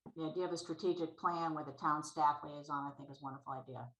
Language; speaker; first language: English; native; English